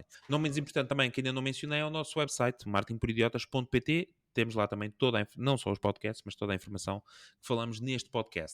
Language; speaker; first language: Portuguese; native; Portuguese